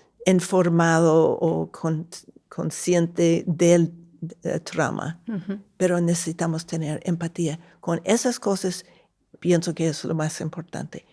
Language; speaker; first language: Spanish; non-native, fluent; English